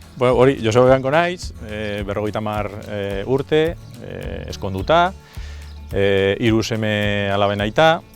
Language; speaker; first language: Basque; non-native, local second language; Spanish